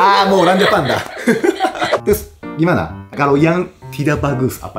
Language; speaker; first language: Indonesian; non-native, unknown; Japanese